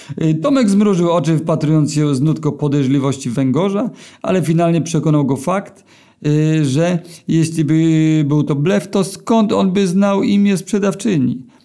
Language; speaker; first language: Polish; native; Polish